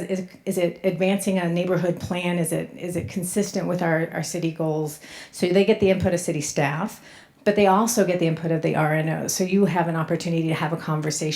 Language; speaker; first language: English; native; English